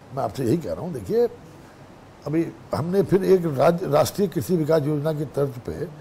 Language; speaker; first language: Hindi; native; Hindi